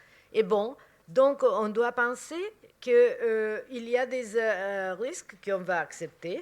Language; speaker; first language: French; non-native, fluent; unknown